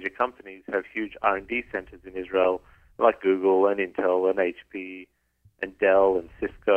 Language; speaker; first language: English; native; English